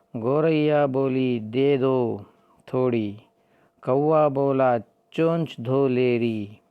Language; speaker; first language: Hindi; non-native, local second language; Kannada